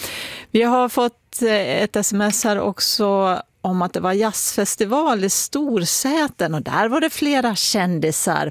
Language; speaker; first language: Swedish; native; Swedish